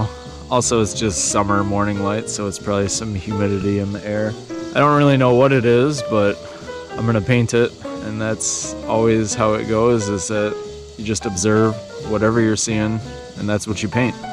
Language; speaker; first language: English; native; English